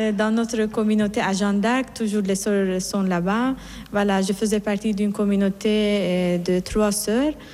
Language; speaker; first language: French; non-native, fluent; Persian